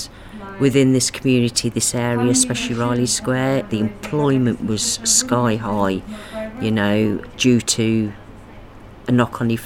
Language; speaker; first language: English; native; English